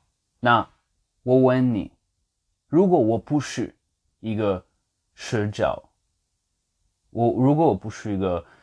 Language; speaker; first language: Chinese; non-native, fluent; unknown